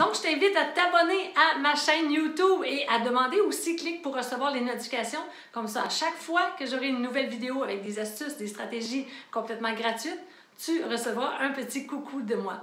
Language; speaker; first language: French; native; French